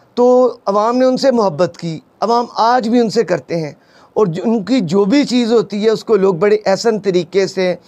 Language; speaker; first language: Urdu; non-native, local second language; Punjabi